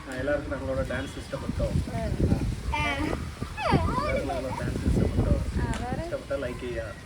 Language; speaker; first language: Malayalam; non-native, learner; Tamil